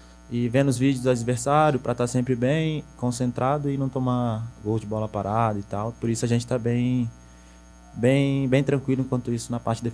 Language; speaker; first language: Portuguese; native; Portuguese